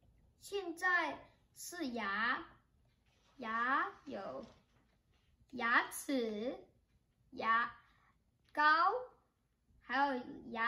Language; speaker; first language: Chinese; early bilingual, heritage; English